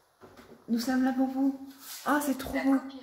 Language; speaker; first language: French; native; French